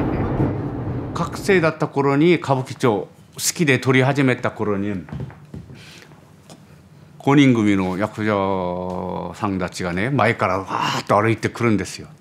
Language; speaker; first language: Japanese; non-native, fluent; Korean